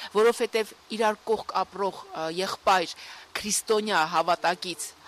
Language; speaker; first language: Armenian; native; Armenian